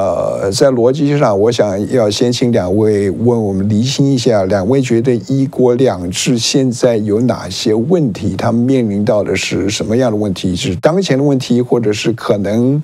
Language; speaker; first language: Chinese; native; Chinese